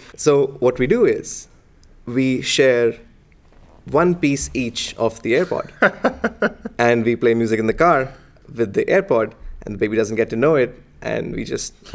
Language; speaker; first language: English; non-native, local second language; Hindi